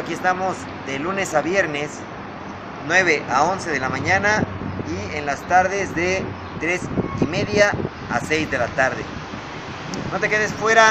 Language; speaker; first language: Spanish; native; Spanish